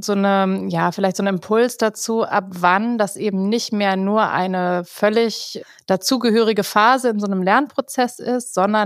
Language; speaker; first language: German; native; German